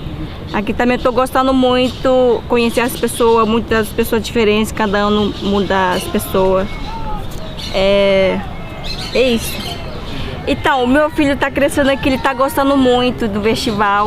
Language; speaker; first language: Portuguese; non-native, local second language; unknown